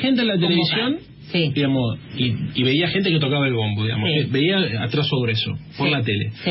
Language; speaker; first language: Spanish; native; Spanish